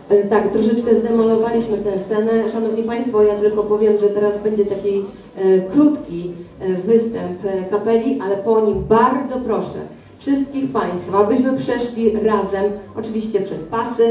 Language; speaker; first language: Polish; native; Polish